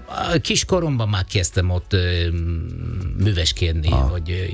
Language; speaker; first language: Hungarian; non-native, learner; Italian